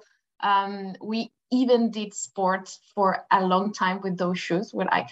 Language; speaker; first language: English; non-native, fluent; Spanish